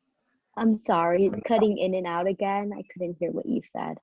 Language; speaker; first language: English; early bilingual, other home language; Spanish